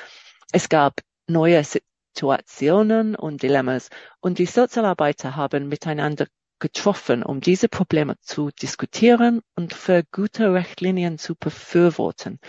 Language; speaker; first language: German; non-native, fluent; English